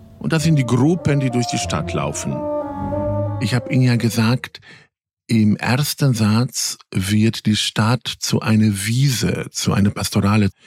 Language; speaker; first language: German; early bilingual, other home language; Polish